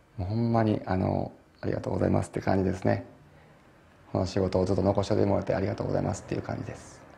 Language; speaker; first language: Japanese; native; Japanese